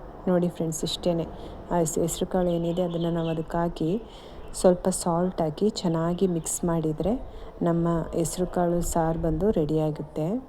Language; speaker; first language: Kannada; native; Kannada